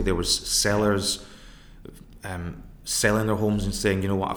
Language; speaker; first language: English; native; English